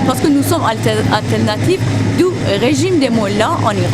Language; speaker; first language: French; non-native, fluent; Persian